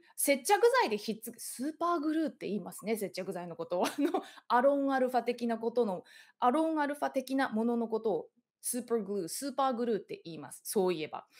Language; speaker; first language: Japanese; native; Japanese